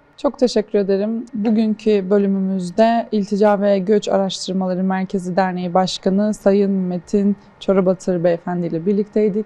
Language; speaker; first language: Turkish; native; Turkish